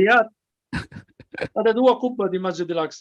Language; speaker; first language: Indonesian; non-native, fluent; Arabic